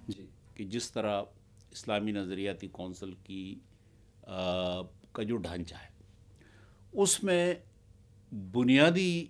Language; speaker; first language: Urdu; non-native, local second language; Pashto